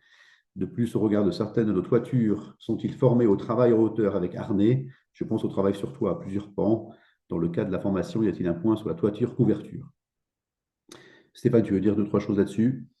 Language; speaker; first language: French; native; French